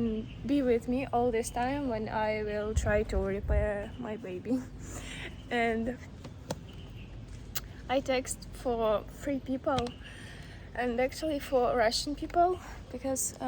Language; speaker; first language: English; non-native, learner; Russian